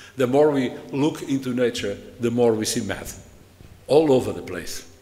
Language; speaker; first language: English; non-native, fluent; Portuguese